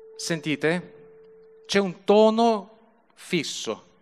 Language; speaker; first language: Italian; early bilingual, other home language; Greek